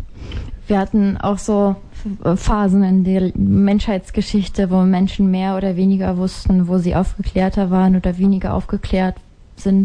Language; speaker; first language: German; native; German